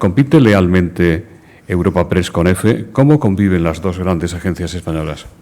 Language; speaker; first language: Spanish; native; Spanish